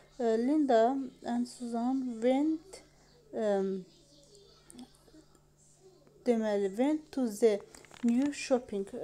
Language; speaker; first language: English; non-native, fluent; Azerbaijani